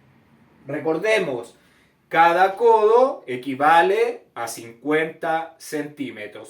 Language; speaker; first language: Spanish; native; Spanish